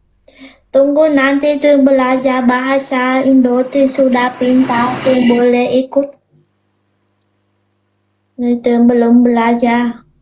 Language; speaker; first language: Indonesian; non-native, learner; Vietnamese